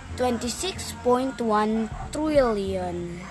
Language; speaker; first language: English; non-native, fluent; Arabic